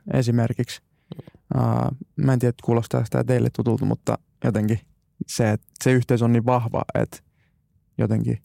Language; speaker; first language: Finnish; native; Finnish